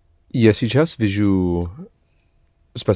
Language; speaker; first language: Russian; non-native, learner; English